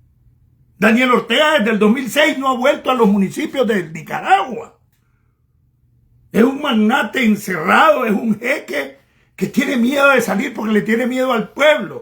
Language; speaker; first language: Spanish; native; Spanish